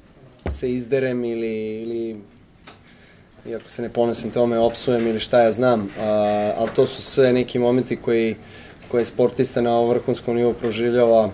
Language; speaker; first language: Serbian; native; Serbian